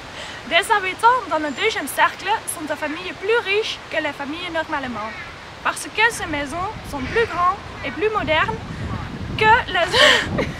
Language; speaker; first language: French; non-native, learner; Dutch